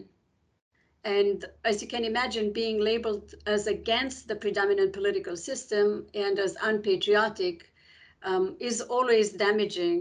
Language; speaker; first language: English; non-native, fluent; Romanian